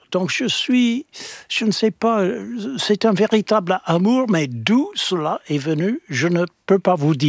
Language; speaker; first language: French; non-native, fluent; English